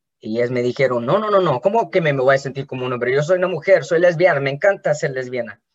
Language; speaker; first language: Spanish; early bilingual, heritage; Spanish